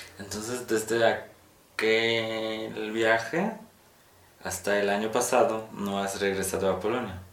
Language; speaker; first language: Spanish; non-native, fluent; Polish